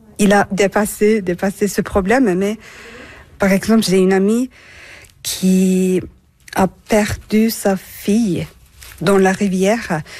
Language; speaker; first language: French; non-native, fluent; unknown